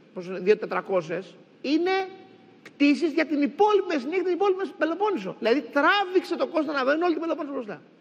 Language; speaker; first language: Greek; native; Greek